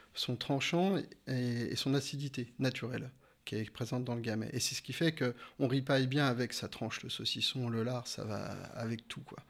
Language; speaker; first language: French; native; French